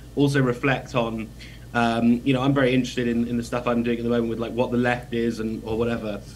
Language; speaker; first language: English; native; English